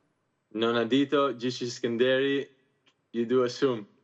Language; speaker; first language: Albanian; early bilingual, heritage; Albanian